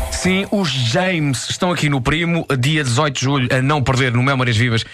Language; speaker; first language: Portuguese; native; Portuguese